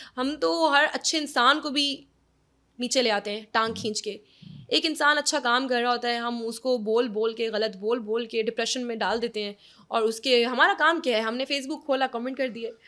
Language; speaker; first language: Urdu; native; Urdu